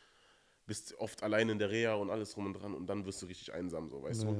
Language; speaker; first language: German; native; German